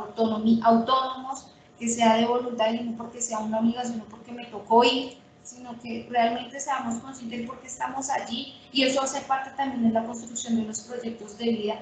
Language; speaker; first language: Spanish; native; Spanish